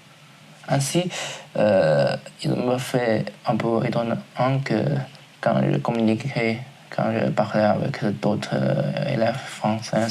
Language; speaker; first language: French; non-native, learner; Chinese